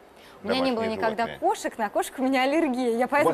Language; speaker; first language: Russian; native; Russian